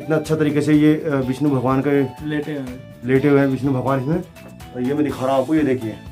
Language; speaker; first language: Hindi; non-native, local second language; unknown